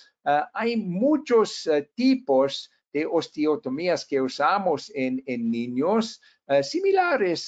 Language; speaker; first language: Spanish; non-native, fluent; English